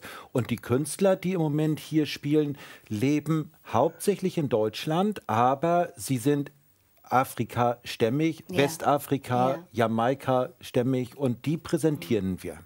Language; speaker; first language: German; native; German